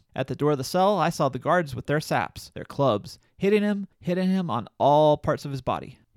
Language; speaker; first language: English; native; English